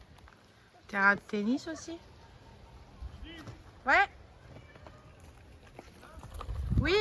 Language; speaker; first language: French; native; French